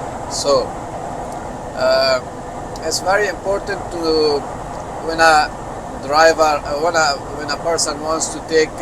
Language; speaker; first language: English; non-native, learner; Persian